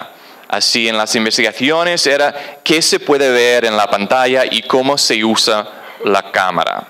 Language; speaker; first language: Spanish; non-native, fluent; English